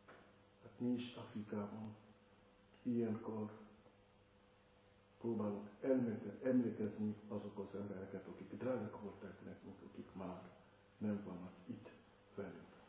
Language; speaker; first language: Hungarian; non-native, fluent; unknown